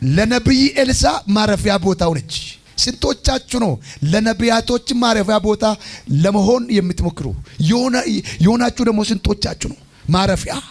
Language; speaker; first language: Amharic; non-native, local second language; Oromo